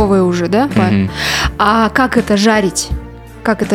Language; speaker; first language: Russian; native; Russian